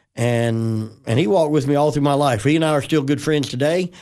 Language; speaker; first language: English; native; English